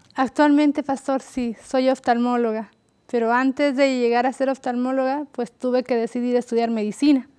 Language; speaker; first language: Spanish; native; Spanish